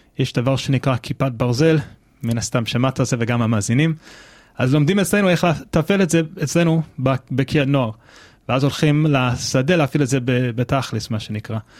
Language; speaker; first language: Hebrew; non-native, fluent; English